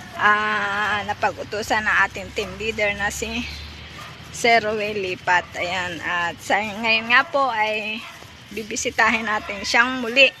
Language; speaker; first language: Filipino; native; Filipino